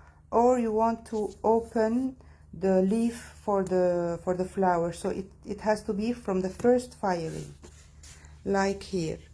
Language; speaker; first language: English; non-native, fluent; Arabic